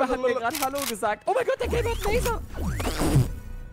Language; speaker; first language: German; native; German